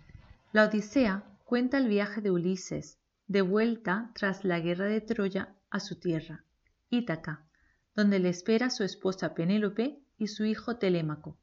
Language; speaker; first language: Spanish; native; Spanish